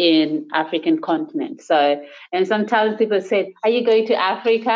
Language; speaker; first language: English; non-native, local second language; Acoli